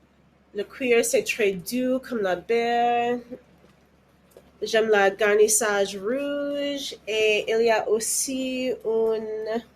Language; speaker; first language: French; non-native, learner; English